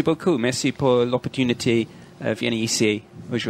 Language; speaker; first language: French; non-native, learner; English